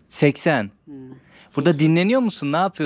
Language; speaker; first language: Turkish; native; Turkish